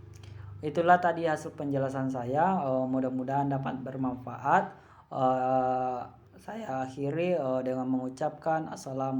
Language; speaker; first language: Indonesian; native; Indonesian